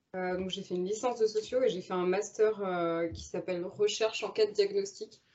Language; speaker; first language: French; native; French